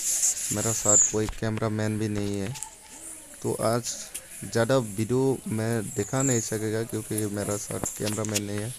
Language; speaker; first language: Hindi; non-native, local second language; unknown